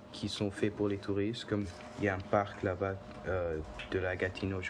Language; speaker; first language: French; non-native, learner; English